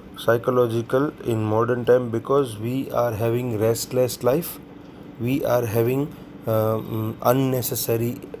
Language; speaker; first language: English; non-native, local second language; Gujarati